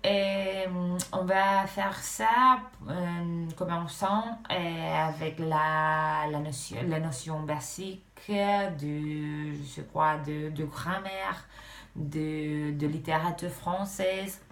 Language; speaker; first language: French; non-native, fluent; Romanian